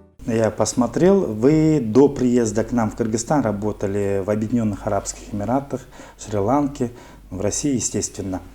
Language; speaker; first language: Russian; native; Russian